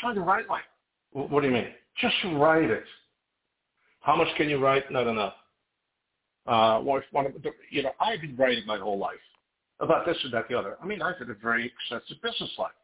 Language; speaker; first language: English; non-native, fluent; Hungarian